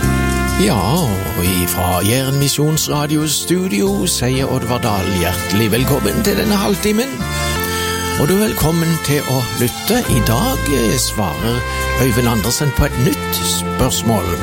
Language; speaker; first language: Norwegian; native; Norwegian